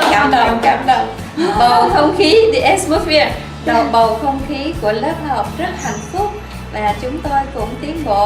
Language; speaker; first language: Vietnamese; non-native, learner; Chinese